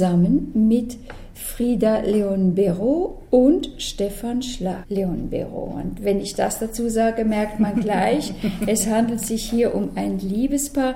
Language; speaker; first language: German; native; German